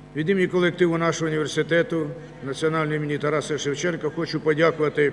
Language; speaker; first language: Ukrainian; native; Ukrainian